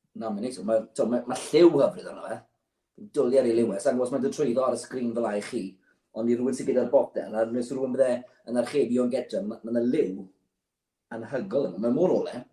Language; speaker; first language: Welsh; native; Welsh